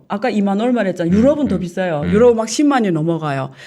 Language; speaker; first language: Korean; non-native, fluent; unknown